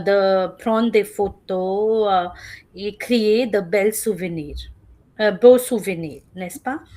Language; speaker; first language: French; non-native, fluent; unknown